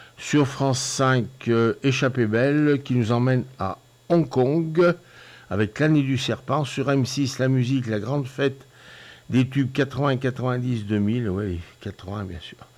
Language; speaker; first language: French; native; French